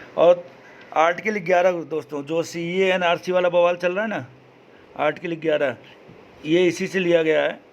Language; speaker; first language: Hindi; native; Hindi